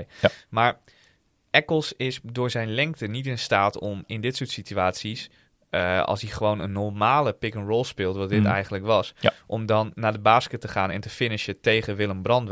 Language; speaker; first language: Dutch; native; Dutch